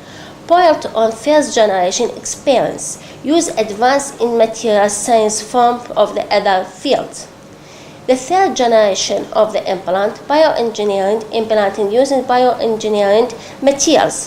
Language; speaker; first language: English; non-native, local second language; Arabic